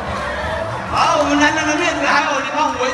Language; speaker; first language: Chinese; native; Chinese